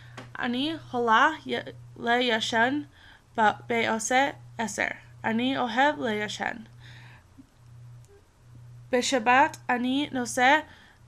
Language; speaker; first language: Hebrew; non-native, learner; English